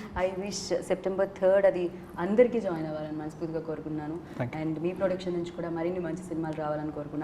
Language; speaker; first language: Telugu; native; Telugu